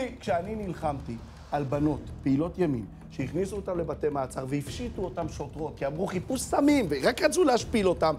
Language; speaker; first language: Hebrew; native; Hebrew